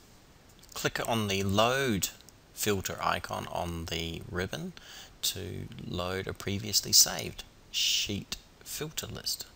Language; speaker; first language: English; native; English